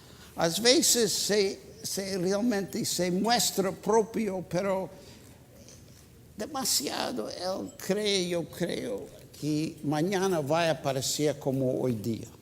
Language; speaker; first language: Spanish; non-native, fluent; English